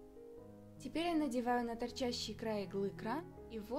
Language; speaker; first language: Russian; native; Russian